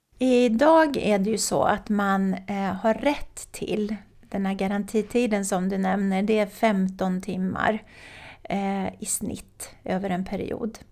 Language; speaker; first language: Swedish; native; Swedish